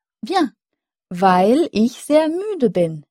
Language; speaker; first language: German; non-native, fluent; French